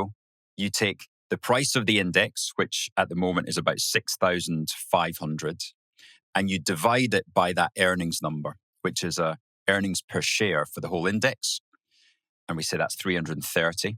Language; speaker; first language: English; native; English